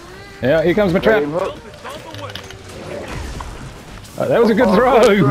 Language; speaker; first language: English; native; English